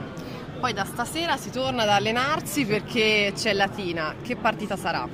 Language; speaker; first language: Italian; native; Italian